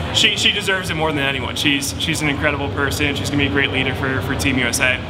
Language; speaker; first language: English; native; English